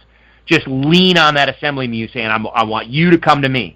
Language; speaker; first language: English; native; English